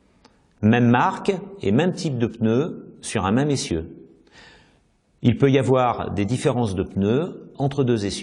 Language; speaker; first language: French; native; French